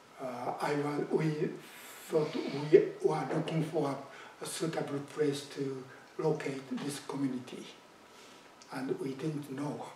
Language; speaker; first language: English; non-native, fluent; Japanese